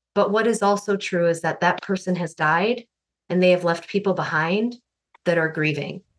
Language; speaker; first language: English; native; English